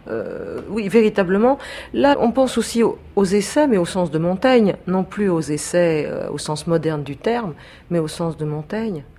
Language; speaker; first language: French; native; French